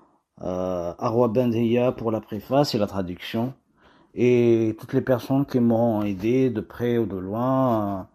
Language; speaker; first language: French; non-native, local second language; Kabyle